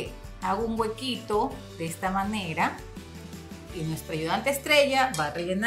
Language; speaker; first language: Spanish; native; Spanish